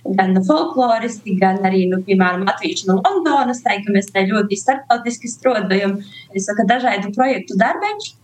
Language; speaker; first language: Latvian; native; Latvian